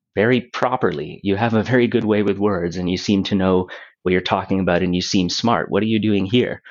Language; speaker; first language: English; native; English